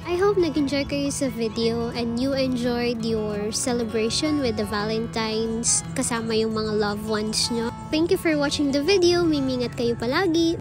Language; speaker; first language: Filipino; non-native, local second language; Cebuano